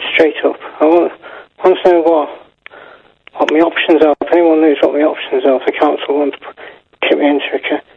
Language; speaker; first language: English; native; English